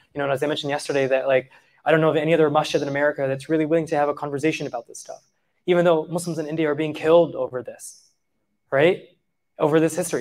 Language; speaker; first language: English; native; English